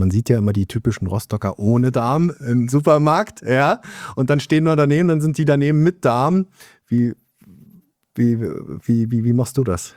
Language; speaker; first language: German; native; German